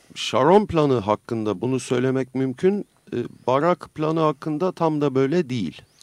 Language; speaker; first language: Turkish; native; Turkish